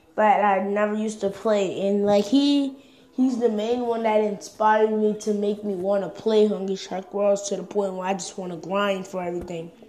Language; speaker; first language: English; native; English